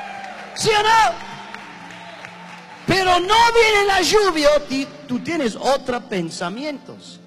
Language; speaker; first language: Spanish; non-native, learner; English